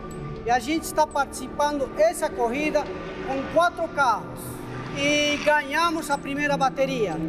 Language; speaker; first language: Portuguese; early bilingual, other home language; Spanish